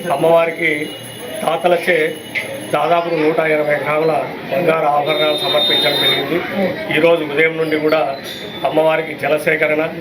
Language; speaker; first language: Telugu; native; Telugu